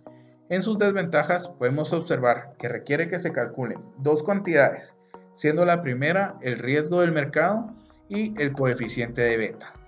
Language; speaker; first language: Spanish; native; Spanish